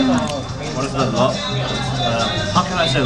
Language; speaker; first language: English; non-native, fluent; Korean